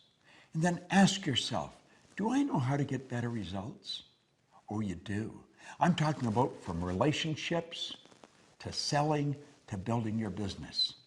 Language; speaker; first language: English; native; English